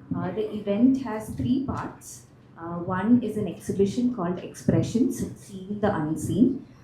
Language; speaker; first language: English; non-native, local second language; Malayalam